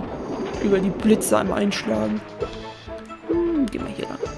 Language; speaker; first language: German; native; German